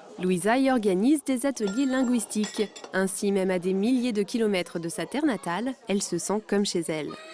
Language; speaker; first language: French; native; French